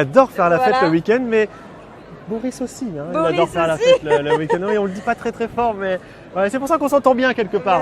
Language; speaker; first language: French; native; French